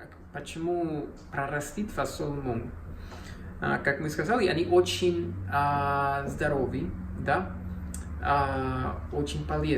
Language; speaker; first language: Russian; non-native, learner; Spanish